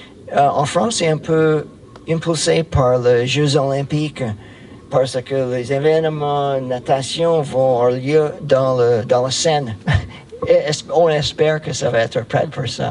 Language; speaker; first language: French; non-native, fluent; English